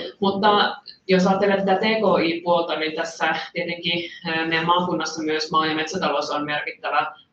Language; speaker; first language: Finnish; native; Finnish